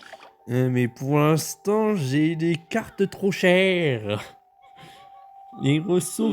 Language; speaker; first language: French; native; French